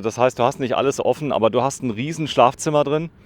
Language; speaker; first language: German; native; German